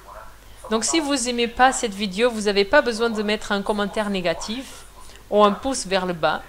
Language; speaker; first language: French; non-native, fluent; Portuguese